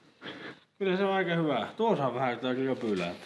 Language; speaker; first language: Finnish; native; Finnish